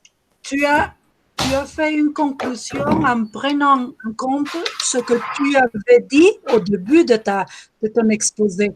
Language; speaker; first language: French; non-native, fluent; Spanish